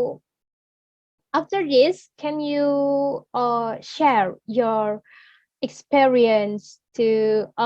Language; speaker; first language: English; non-native, learner; Indonesian